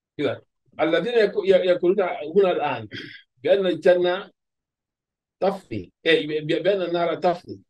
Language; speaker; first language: Arabic; non-native, fluent; Urdu